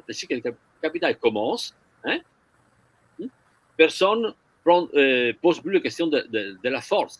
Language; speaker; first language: French; non-native, fluent; Italian